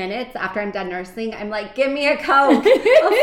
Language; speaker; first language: English; native; English